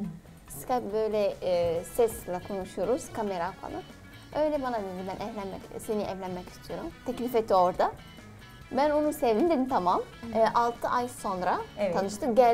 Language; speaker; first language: Turkish; non-native, learner; Arabic